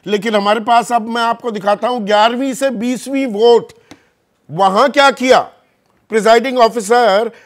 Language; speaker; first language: Hindi; native; Hindi